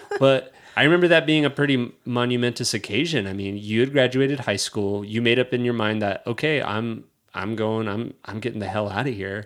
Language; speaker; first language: English; native; English